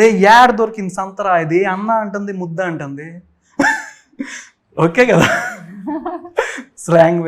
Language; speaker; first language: Telugu; native; Telugu